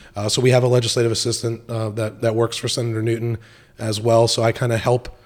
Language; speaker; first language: English; native; English